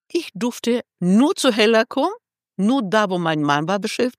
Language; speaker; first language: German; non-native, fluent; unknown